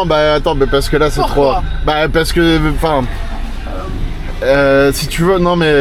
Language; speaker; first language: French; native; French